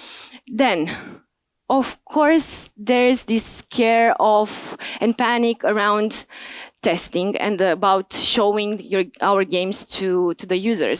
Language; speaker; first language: English; non-native, fluent; Romanian